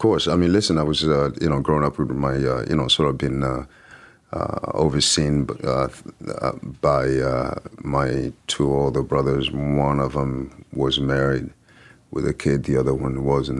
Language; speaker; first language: English; non-native, fluent; French